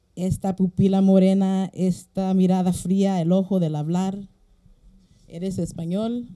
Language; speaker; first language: Spanish; early bilingual, heritage; Spanish